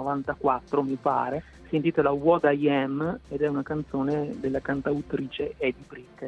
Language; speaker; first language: Italian; native; Italian